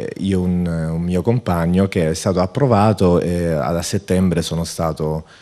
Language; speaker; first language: Italian; native; Italian